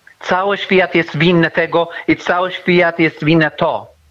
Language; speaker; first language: Polish; non-native, learner; Arabic